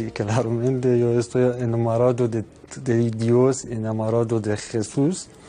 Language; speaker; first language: Spanish; non-native, learner; Persian